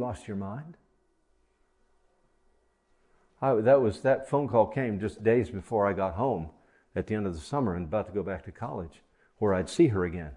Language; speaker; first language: English; native; English